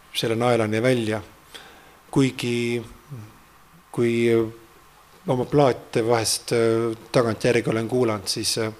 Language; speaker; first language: Estonian; native; Estonian